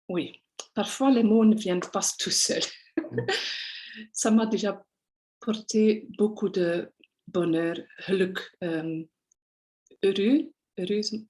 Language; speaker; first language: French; non-native, local second language; Dutch